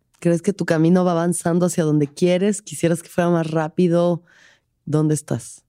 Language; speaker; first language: Spanish; native; Spanish